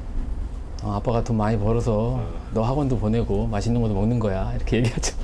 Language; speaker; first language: Korean; native; Korean